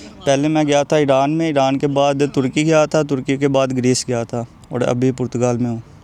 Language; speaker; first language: Urdu; non-native, local second language; Punjabi